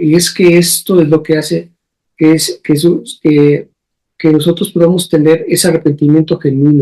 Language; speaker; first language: Spanish; native; Spanish